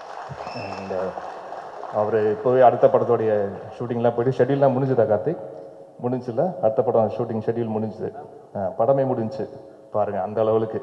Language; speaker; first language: Tamil; native; Tamil